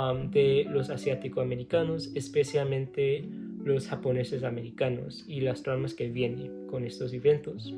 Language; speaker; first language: Spanish; non-native, learner; English